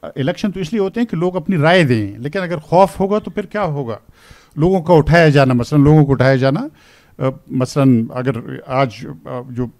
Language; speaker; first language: Urdu; non-native, local second language; Pashto